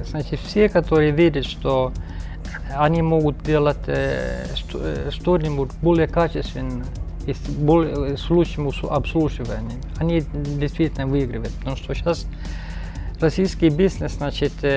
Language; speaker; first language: Russian; non-native, fluent; Finnish